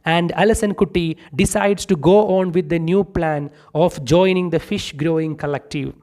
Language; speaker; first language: English; non-native, local second language; Malayalam